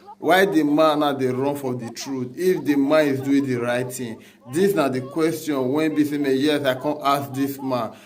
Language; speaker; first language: Nigerian Pidgin; native; Nigerian Pidgin